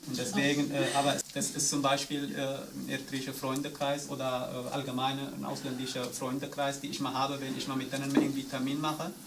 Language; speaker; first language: German; non-native, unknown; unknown